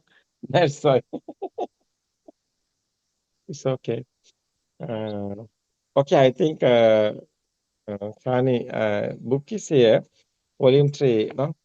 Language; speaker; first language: English; non-native, learner; Sinhala